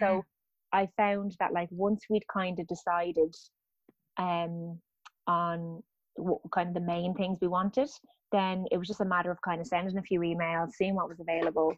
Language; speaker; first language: English; native; English